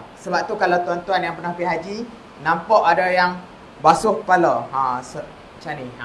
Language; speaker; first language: Malay; native; Malay